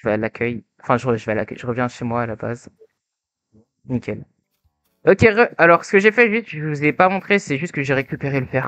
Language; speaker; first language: French; native; French